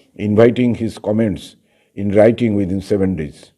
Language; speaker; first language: English; non-native, local second language; Bangla